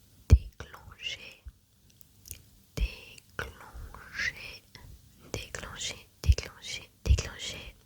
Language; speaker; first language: French; non-native, learner; German